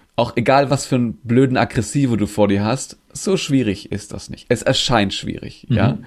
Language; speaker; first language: German; non-native, local second language; Greek